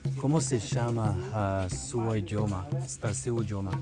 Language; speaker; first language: Portuguese; non-native, learner; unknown